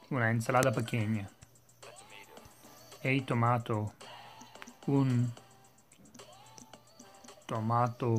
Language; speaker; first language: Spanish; non-native, learner; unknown